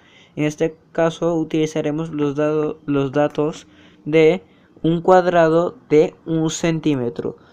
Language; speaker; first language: Spanish; native; Spanish